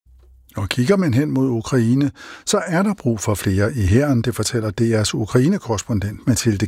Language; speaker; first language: Danish; native; Danish